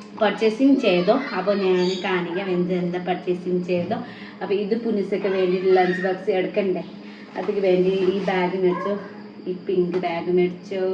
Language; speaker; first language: Malayalam; non-native, learner; Nepali